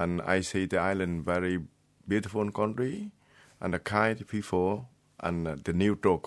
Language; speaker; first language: English; non-native, learner; Vietnamese